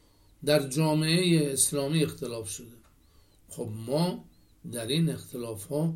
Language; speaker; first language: Persian; native; Persian